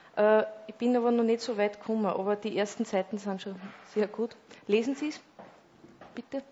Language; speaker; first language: German; native; German